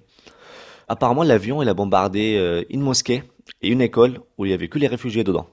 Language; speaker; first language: French; non-native, fluent; Arabic